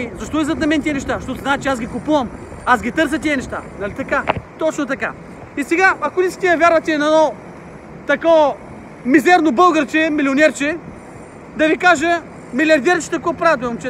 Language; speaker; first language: Bulgarian; native; Bulgarian